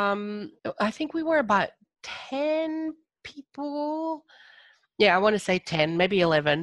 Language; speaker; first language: English; native; English